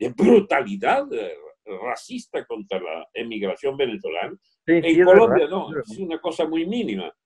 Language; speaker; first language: Spanish; native; Spanish